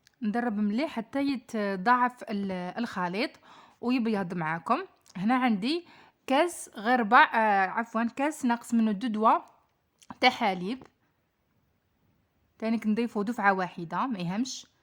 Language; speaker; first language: Arabic; native; Arabic